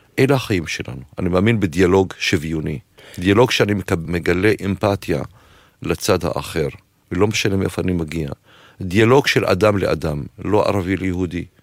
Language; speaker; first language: Hebrew; non-native, local second language; Arabic